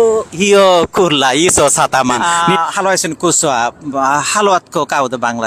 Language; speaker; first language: Finnish; non-native, fluent; Bangla